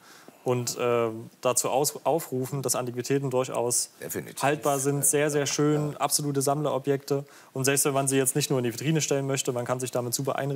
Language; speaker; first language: German; native; German